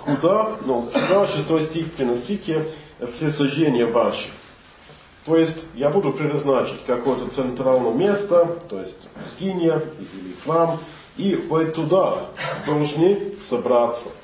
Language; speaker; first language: Russian; non-native, fluent; English